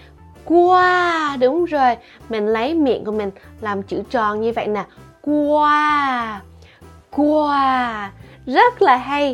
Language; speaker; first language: Vietnamese; early bilingual, heritage; Vietnamese